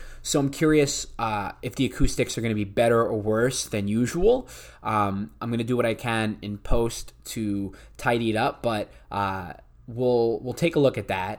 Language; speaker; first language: English; native; English